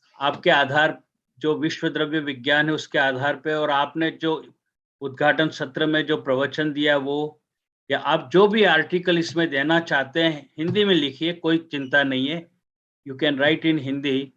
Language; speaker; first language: Hindi; native; Hindi